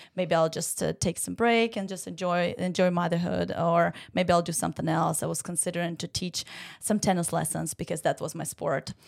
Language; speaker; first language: English; non-native, fluent; Ukrainian